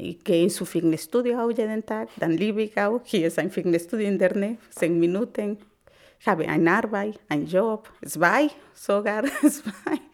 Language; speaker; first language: German; non-native, learner; Spanish